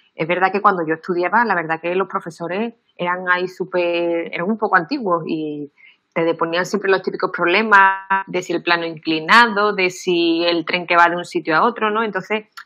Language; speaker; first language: Spanish; native; Spanish